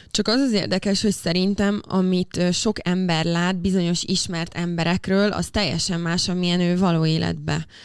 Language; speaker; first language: Hungarian; native; Hungarian